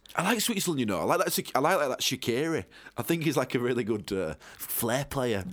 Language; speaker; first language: English; native; English